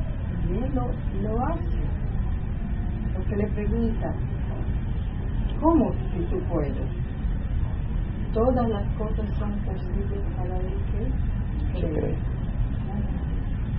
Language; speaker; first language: Spanish; native; Spanish